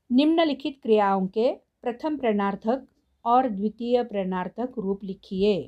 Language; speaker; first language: Hindi; non-native, local second language; Marathi